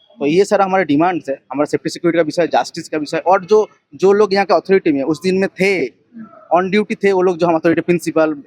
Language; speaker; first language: Hindi; non-native, local second language; Bangla